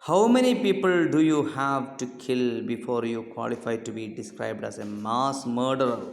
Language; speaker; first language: English; non-native, local second language; Malayalam